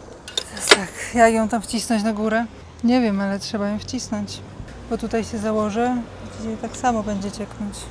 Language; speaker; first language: Polish; native; Polish